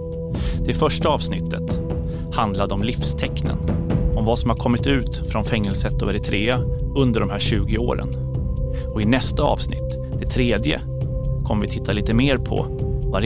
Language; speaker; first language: Swedish; native; Swedish